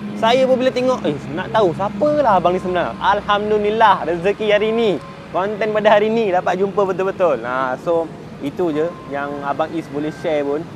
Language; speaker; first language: Malay; early bilingual, other home language; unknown